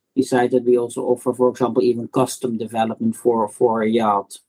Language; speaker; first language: English; non-native, fluent; Dutch